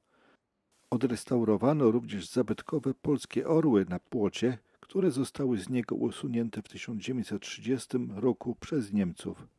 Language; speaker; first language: Polish; native; Polish